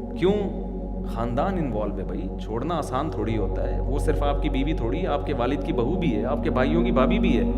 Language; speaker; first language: Urdu; native; Urdu